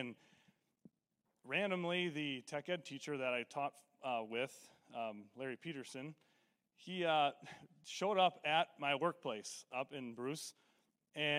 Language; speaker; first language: English; native; English